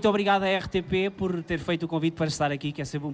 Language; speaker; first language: Portuguese; native; Portuguese